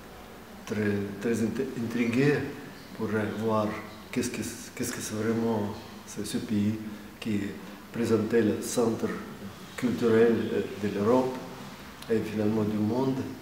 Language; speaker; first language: French; non-native, fluent; Russian